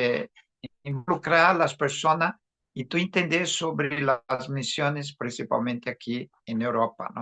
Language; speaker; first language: Spanish; non-native, fluent; Portuguese